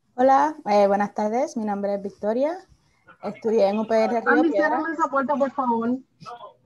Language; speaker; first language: Spanish; native; Spanish